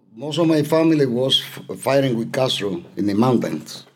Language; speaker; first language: English; non-native, fluent; Spanish